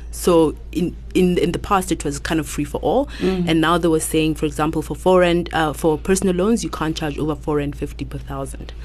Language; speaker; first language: English; non-native, local second language; Southern Sotho